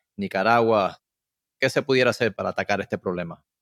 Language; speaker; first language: Spanish; early bilingual, heritage; Spanish